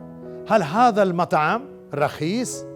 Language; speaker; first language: Arabic; non-native, fluent; Hindi